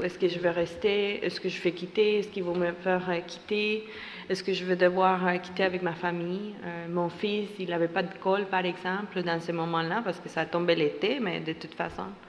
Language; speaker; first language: French; non-native, fluent; Spanish